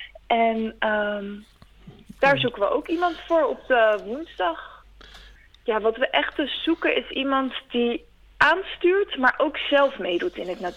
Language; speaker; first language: Dutch; native; Dutch